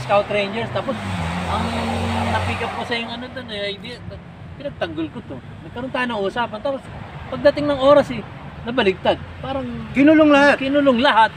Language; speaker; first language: Filipino; native; Filipino